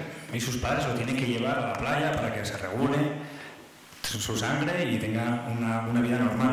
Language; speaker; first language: Spanish; native; Spanish